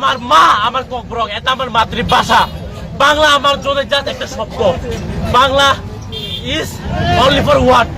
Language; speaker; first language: Bangla; non-native, local second language; Kok Borok